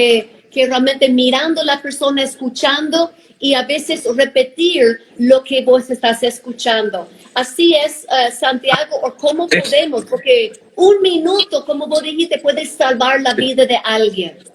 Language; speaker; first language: Spanish; non-native, fluent; English